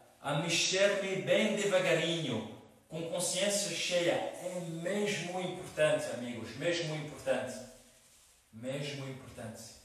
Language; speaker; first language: Portuguese; non-native, fluent; French